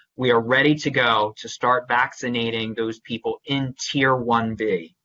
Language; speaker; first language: English; native; English